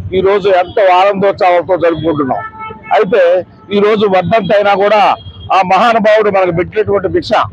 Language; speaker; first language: Telugu; native; Telugu